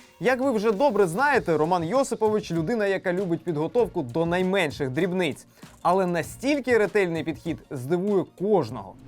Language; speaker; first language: Ukrainian; native; Ukrainian